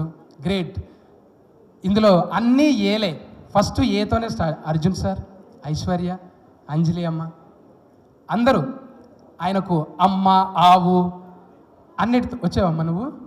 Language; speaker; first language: Telugu; native; Telugu